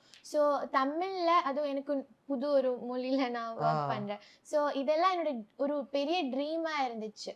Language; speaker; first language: Tamil; non-native, local second language; Malayalam